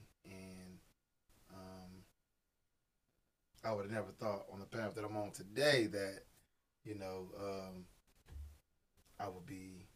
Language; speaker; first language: English; native; English